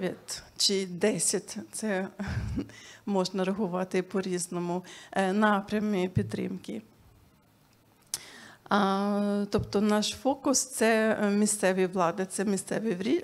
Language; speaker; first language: Ukrainian; non-native, fluent; Swedish